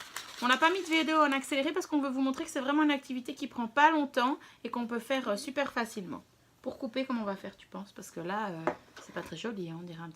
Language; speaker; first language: French; native; French